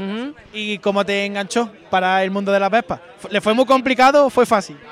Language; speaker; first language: Spanish; native; Spanish